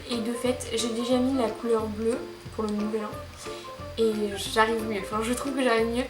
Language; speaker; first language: French; native; French